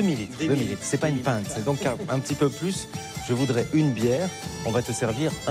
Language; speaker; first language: French; native; French